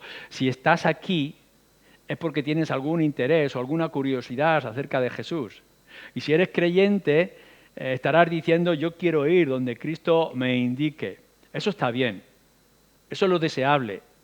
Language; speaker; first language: Spanish; native; Spanish